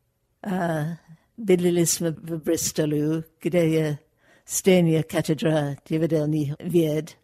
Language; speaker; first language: Czech; non-native, fluent; English